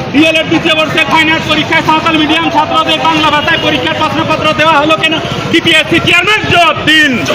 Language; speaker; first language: Bangla; non-native, local second language; Santali